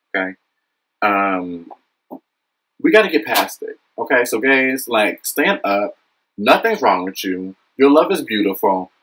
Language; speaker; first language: English; native; English